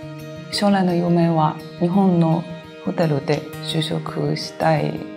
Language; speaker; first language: Japanese; non-native, learner; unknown